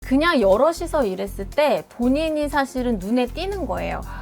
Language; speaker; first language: Korean; native; Korean